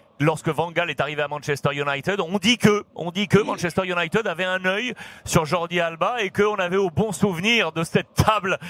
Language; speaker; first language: French; native; French